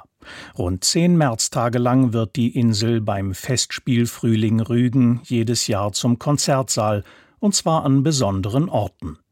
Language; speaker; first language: German; native; German